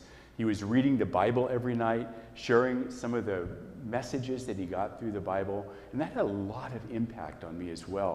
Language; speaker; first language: English; native; English